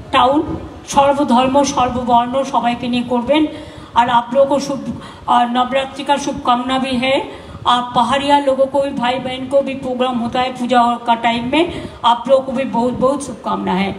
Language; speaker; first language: Hindi; non-native, local second language; Bangla